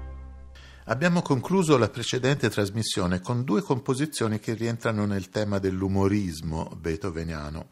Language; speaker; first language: Italian; native; Italian